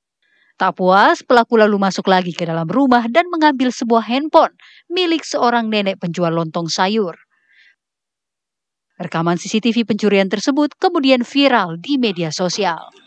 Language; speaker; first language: Indonesian; native; Indonesian